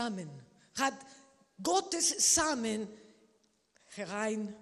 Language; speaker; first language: German; non-native, learner; Spanish